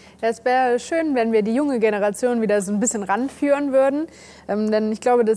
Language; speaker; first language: German; native; German